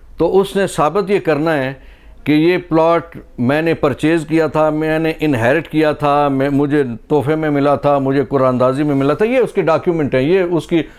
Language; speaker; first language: Urdu; non-native, local second language; Pahari-Potwari